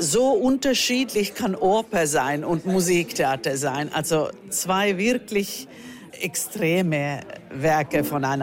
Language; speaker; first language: German; non-native, fluent; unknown